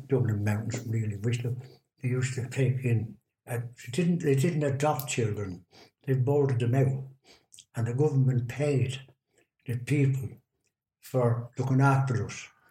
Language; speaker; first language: English; native; English